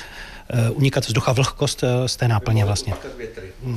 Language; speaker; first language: Czech; native; Czech